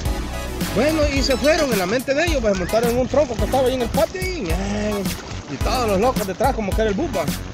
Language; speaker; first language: Spanish; native; Spanish